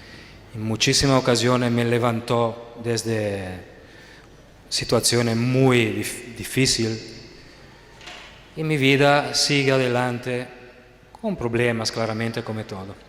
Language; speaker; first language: Spanish; non-native, fluent; Italian